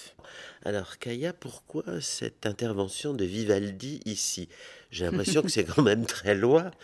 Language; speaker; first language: French; native; French